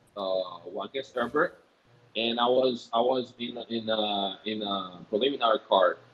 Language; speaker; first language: English; non-native, fluent; Portuguese